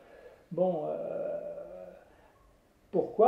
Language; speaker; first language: French; native; French